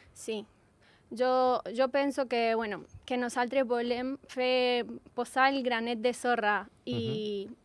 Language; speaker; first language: Catalan; non-native, learner; Spanish